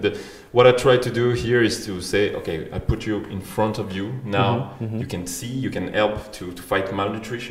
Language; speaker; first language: English; non-native, fluent; French